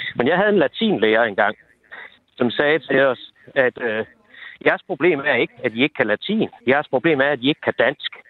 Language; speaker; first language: Danish; native; Danish